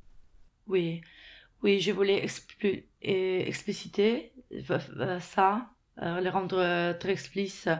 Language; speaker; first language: French; non-native, fluent; Italian